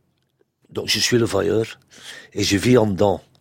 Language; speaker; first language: French; non-native, local second language; Dutch